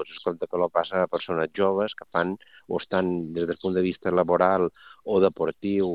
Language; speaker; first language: Catalan; native; Catalan